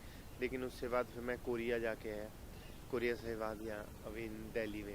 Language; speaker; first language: Hindi; non-native, local second language; Punjabi